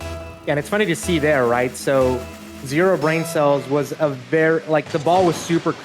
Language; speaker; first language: English; native; English